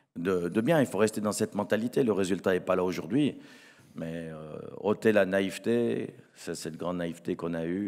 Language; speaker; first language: French; native; French